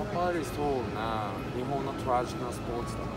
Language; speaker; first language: Japanese; native; Japanese